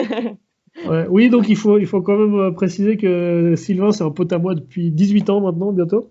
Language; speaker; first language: French; native; French